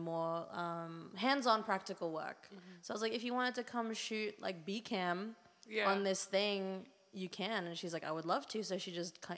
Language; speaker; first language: English; native; English